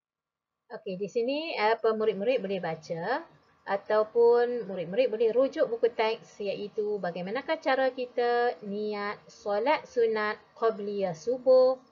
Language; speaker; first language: Malay; native; Malay